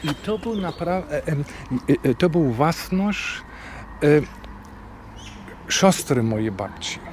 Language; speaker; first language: Polish; non-native, fluent; German